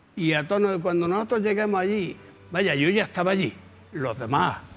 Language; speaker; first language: Spanish; native; Spanish